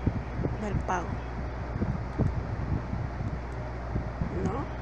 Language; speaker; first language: Spanish; native; Spanish